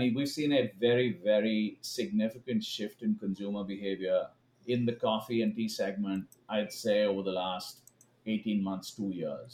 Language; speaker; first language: English; non-native, local second language; Hindi